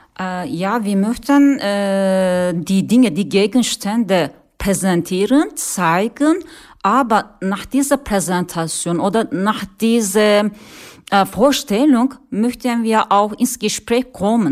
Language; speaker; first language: German; non-native, learner; Turkish